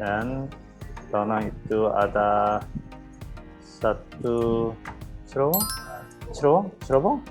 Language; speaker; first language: Indonesian; non-native, learner; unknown